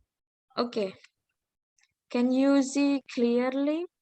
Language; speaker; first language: English; non-native, learner; Indonesian